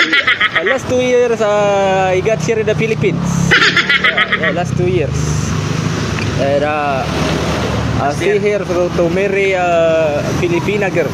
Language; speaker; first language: English; non-native, local second language; Cebuano